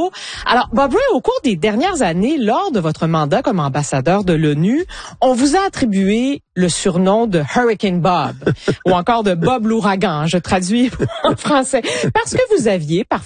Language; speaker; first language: French; native; French